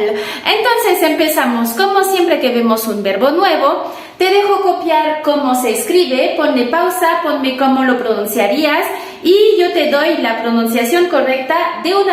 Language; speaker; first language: Spanish; non-native, fluent; French